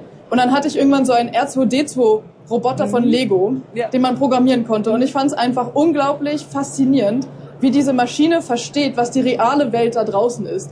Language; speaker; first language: German; native; German